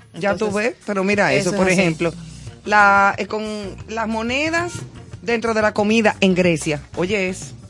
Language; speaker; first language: Spanish; native; Spanish